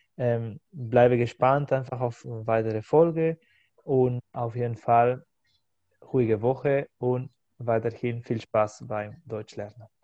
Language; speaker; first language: German; non-native, fluent; Spanish